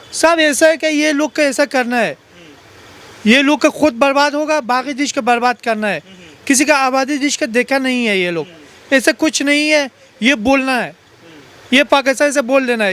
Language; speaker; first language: Hindi; non-native, learner; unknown